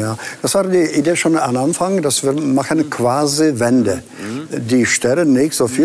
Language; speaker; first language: German; non-native, fluent; Czech